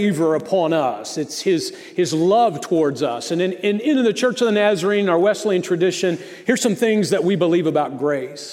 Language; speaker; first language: English; native; English